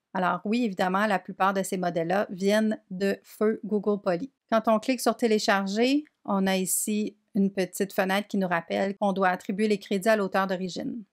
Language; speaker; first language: French; native; French